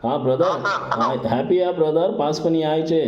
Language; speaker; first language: Tamil; non-native, learner; Kannada